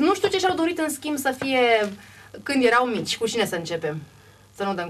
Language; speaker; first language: Romanian; native; Romanian